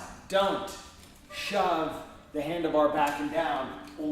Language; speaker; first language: English; native; English